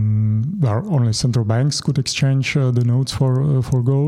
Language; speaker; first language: English; non-native, fluent; Czech